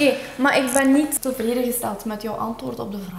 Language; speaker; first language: Dutch; early bilingual, other home language; Turkish